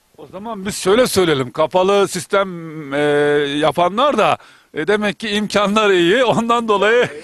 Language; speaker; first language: Turkish; native; Turkish